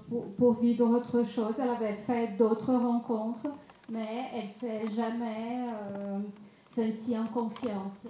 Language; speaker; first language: French; non-native, fluent; Portuguese